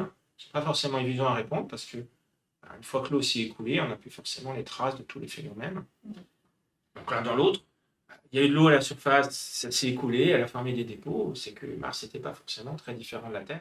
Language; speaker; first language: French; native; French